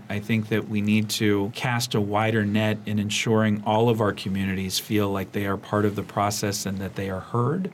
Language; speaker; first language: English; native; English